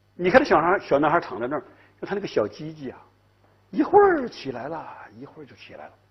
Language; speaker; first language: Chinese; native; Chinese